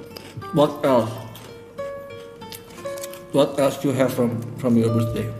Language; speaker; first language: English; non-native, learner; Indonesian